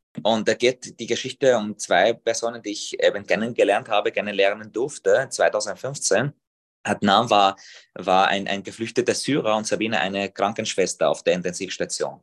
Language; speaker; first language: German; non-native, fluent; Arabic